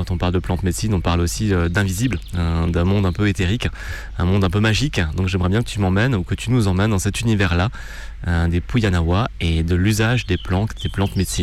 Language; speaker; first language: French; native; French